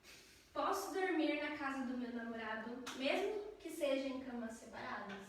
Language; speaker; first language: Portuguese; native; Portuguese